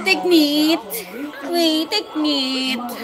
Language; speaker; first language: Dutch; non-native, learner; Filipino